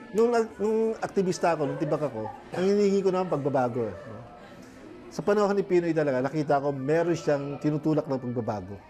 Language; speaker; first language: Filipino; native; Filipino